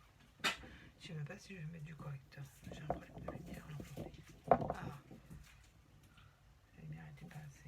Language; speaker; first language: French; native; French